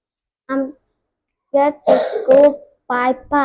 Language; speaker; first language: English; non-native, learner; Vietnamese